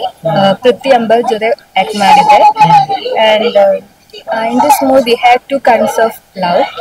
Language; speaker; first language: Kannada; non-native, learner; Malayalam